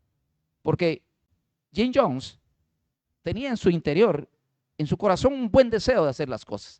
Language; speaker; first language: Spanish; native; Spanish